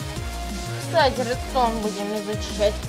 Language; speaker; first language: Russian; native; Russian